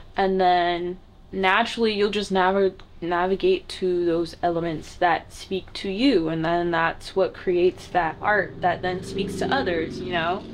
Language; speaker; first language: English; native; English